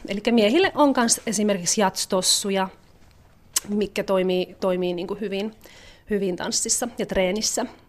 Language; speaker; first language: Finnish; native; Finnish